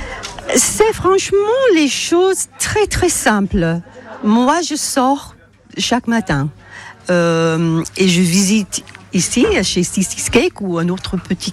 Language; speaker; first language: French; non-native, learner; English